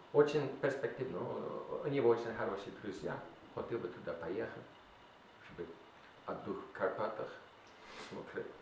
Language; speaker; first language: Russian; non-native, learner; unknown